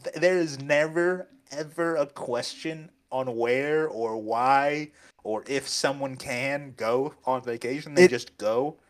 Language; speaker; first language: English; native; English